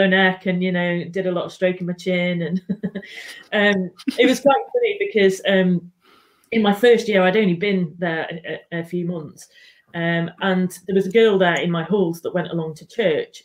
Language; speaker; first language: English; native; English